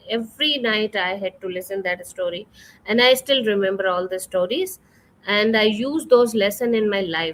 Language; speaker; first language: English; non-native, fluent; Urdu